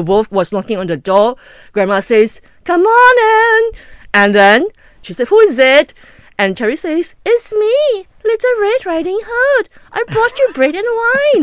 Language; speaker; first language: English; non-native, local second language; Cantonese